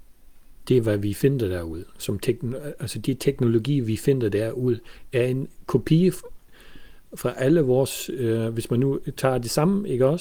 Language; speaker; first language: Danish; non-native, fluent; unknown